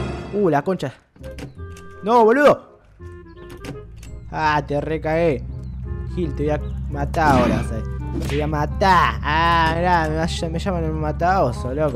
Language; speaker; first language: Spanish; native; Spanish